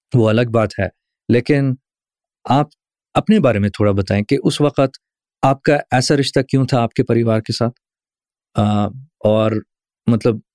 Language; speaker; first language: Urdu; early bilingual, heritage; Urdu